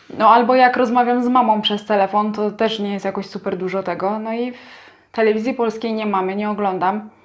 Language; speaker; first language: Polish; native; Polish